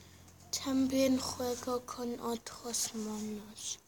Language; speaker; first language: Spanish; early bilingual, heritage; Spanish